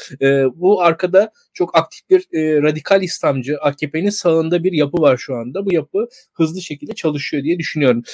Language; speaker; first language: Turkish; native; Turkish